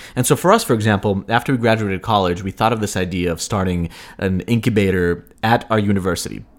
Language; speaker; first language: English; early bilingual, other home language; Russian